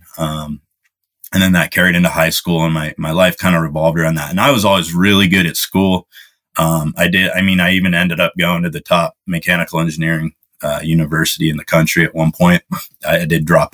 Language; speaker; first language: English; native; English